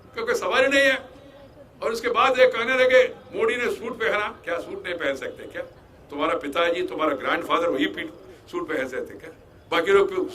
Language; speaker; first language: Hindi; non-native, local second language; Telugu